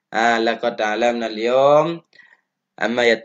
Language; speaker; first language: Arabic; non-native, fluent; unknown